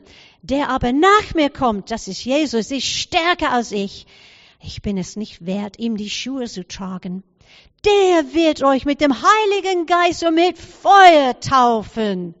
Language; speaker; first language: German; non-native, fluent; English